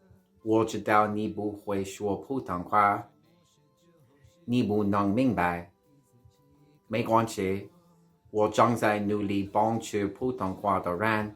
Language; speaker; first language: Chinese; non-native, learner; English